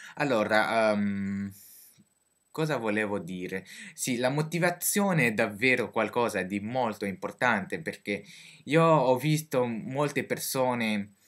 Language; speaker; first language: Italian; non-native, learner; French